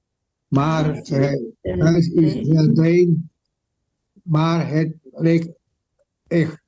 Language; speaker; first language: Dutch; non-native, learner; Indonesian